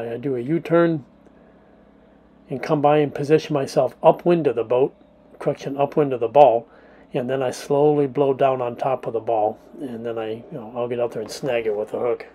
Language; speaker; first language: English; native; English